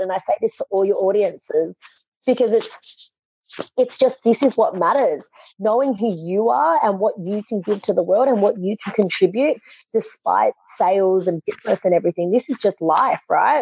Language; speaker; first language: English; native; English